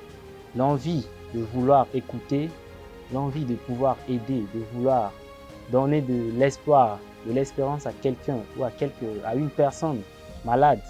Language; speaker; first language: French; non-native, local second language; Sango